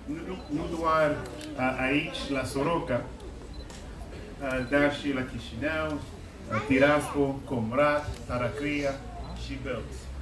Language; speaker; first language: Romanian; non-native, fluent; English